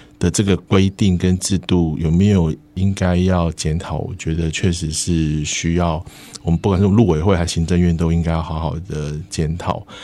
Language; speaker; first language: Chinese; native; Chinese